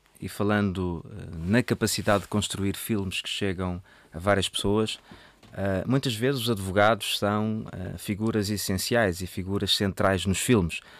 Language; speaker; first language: Portuguese; native; Portuguese